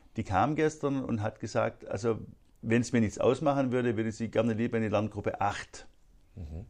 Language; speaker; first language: German; native; German